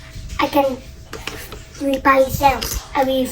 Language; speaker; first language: English; non-native, learner; Vietnamese